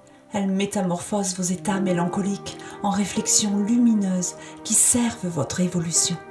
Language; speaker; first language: French; native; French